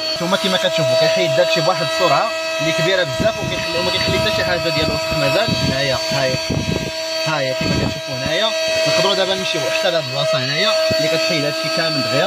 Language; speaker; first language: Arabic; native; Arabic